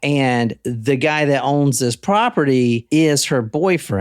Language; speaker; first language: English; native; English